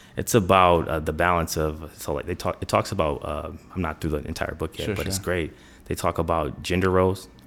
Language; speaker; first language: English; native; English